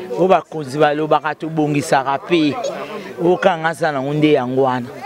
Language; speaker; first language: Lingala; native; Lingala